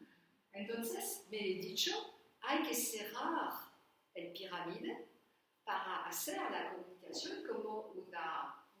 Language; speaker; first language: Spanish; non-native, learner; French